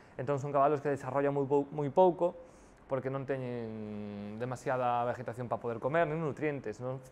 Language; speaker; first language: Galician; native; Galician